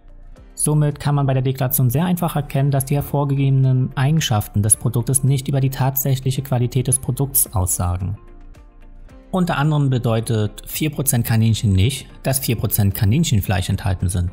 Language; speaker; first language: German; native; German